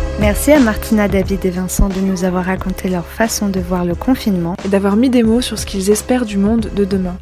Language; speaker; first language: French; native; French